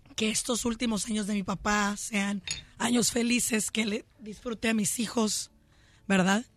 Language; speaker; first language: Spanish; early bilingual, heritage; Spanish